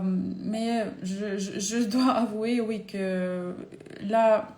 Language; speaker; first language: French; non-native, fluent; Ukrainian